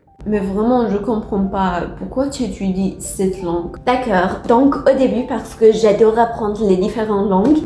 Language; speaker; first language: French; non-native, learner; Persian